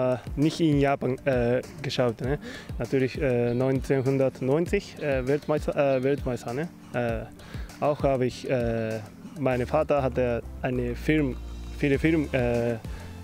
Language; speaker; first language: German; non-native, learner; Japanese